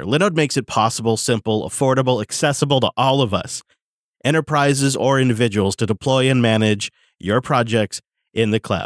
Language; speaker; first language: English; native; English